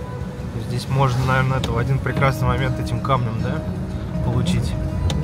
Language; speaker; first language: Russian; native; Russian